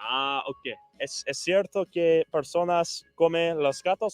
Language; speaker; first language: Spanish; non-native, learner; English